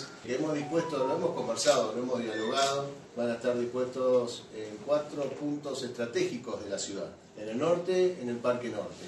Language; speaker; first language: Spanish; native; Spanish